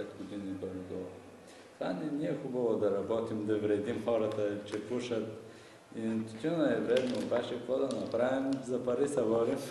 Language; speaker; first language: Bulgarian; non-native, local second language; Turkish